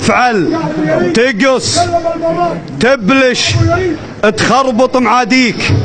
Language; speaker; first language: Arabic; native; Arabic